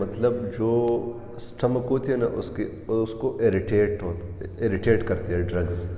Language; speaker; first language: Urdu; non-native, local second language; Pashto